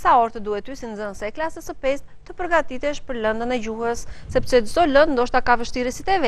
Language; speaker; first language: Albanian; native; Albanian